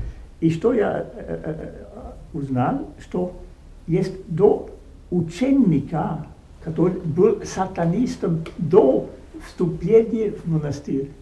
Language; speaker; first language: Russian; non-native, learner; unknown